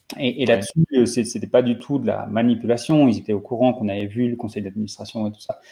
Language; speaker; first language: French; native; French